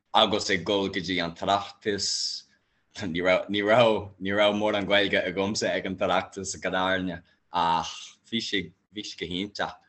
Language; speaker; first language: Irish; non-native, local second language; English